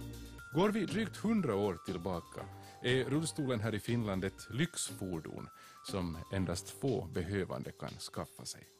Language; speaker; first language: Swedish; native; Swedish